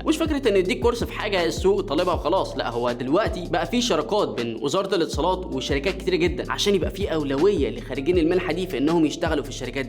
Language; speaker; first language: Arabic; native; Arabic